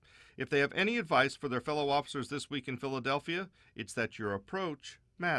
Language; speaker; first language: English; native; English